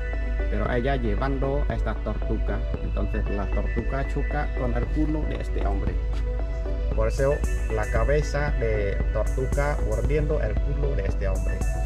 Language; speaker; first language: Spanish; non-native, fluent; Khmer